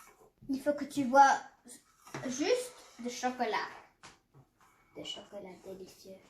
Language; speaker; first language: French; non-native, learner; English